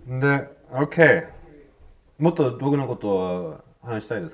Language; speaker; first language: Japanese; non-native, fluent; English